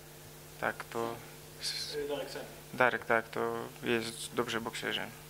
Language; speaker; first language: Polish; non-native, learner; Russian